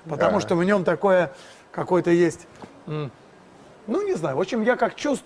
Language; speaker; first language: Russian; native; Russian